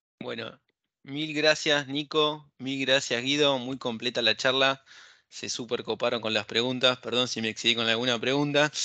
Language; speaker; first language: Spanish; native; Spanish